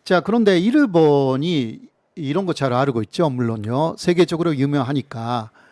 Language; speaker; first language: Korean; non-native, fluent; Japanese